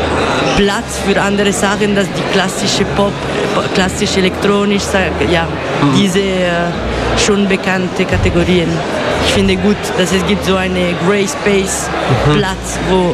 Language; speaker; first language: German; non-native, local second language; Italian